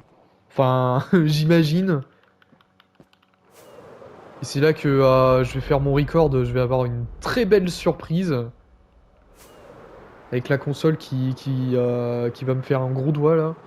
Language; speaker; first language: French; native; French